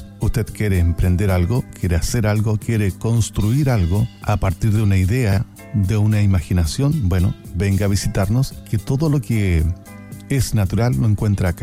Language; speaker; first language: Spanish; native; Spanish